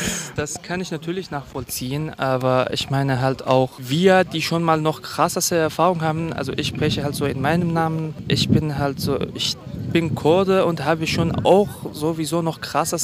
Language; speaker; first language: German; non-native, fluent; Kurdish